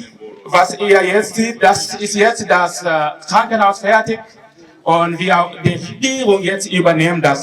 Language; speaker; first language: German; non-native, learner; Wolof